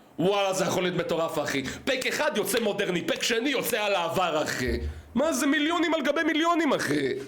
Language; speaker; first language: Hebrew; early bilingual, other home language; Russian